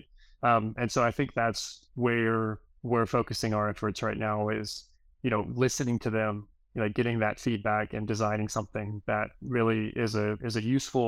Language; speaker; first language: English; native; English